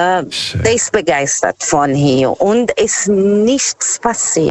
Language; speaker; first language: German; non-native, fluent; Portuguese